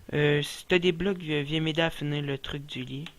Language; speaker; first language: French; native; French